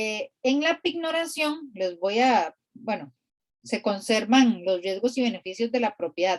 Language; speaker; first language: Spanish; native; Spanish